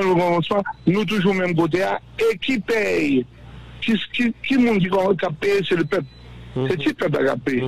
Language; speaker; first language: French; non-native, local second language; Haitian Creole